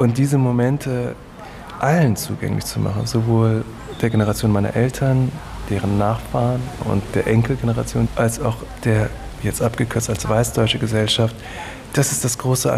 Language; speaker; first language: German; early bilingual, other home language; Turkish